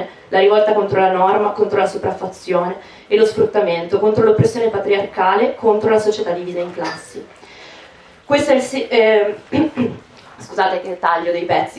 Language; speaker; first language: Italian; native; Italian